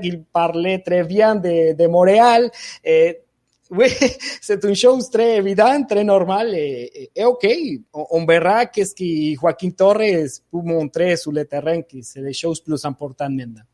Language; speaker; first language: French; non-native, fluent; Spanish